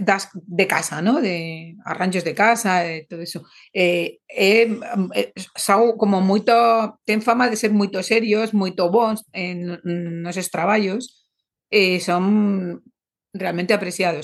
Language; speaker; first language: Portuguese; non-native, fluent; Spanish